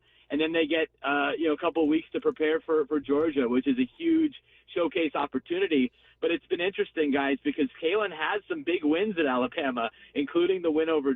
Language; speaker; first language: English; native; English